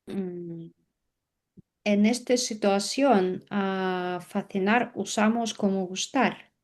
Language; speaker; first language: Spanish; non-native, learner; Russian